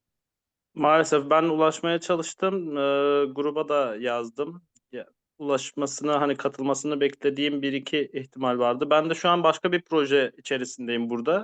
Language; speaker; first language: Turkish; native; Turkish